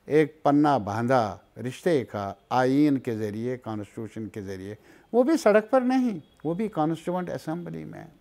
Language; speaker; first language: Urdu; non-native, local second language; Kashmiri